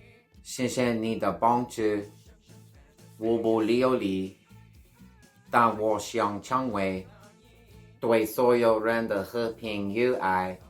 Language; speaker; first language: Chinese; non-native, learner; English